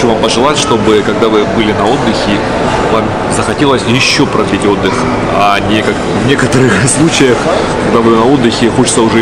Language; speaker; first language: Russian; native; Russian